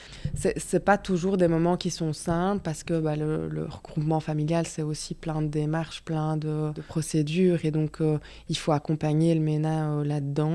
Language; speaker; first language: French; native; French